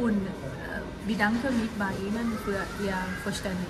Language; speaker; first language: German; non-native, learner; Thai